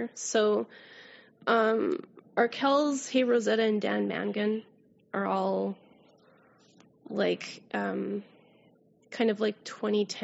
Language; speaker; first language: English; native; English